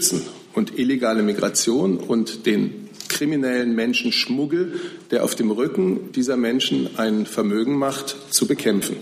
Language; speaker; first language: German; native; German